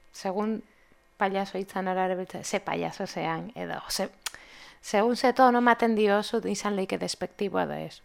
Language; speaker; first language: Basque; non-native, local second language; Spanish